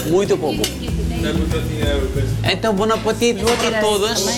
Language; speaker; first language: Portuguese; non-native, fluent; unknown